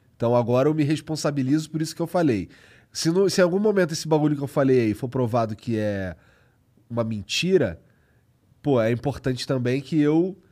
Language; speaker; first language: Portuguese; native; Portuguese